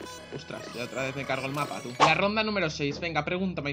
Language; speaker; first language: Spanish; native; Spanish